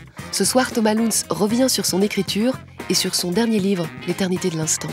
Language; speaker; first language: French; native; French